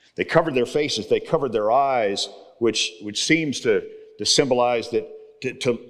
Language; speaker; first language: English; native; English